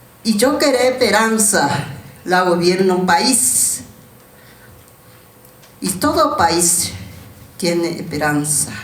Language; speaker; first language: Spanish; non-native, learner; Guarani